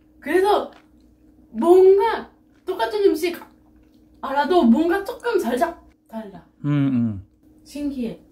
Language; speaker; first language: Korean; non-native, fluent; French